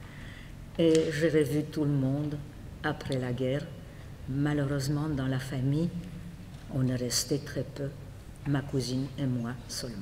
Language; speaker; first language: French; non-native, fluent; Polish